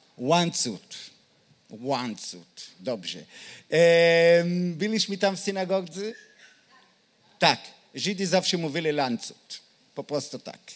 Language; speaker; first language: Polish; non-native, learner; Hebrew